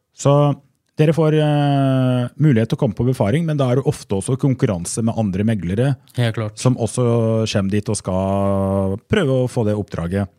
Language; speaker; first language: Norwegian; native; Norwegian